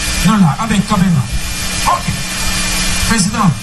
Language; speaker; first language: French; non-native, local second language; Haitian Creole